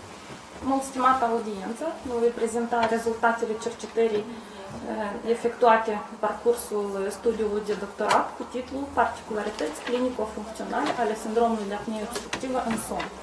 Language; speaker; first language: Romanian; native; Romanian